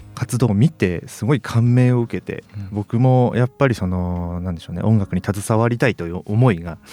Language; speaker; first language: Japanese; native; Japanese